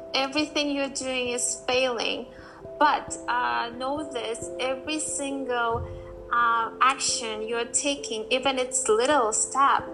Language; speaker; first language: English; non-native, fluent; Uzbek